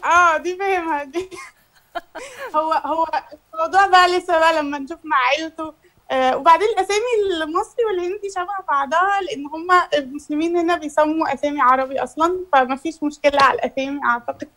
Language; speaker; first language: Arabic; native; Arabic